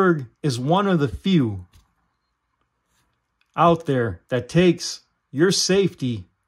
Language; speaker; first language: English; native; English